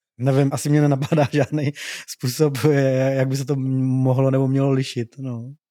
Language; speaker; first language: Czech; native; Czech